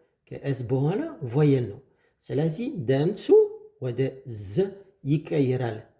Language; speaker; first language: Amharic; non-native, fluent; French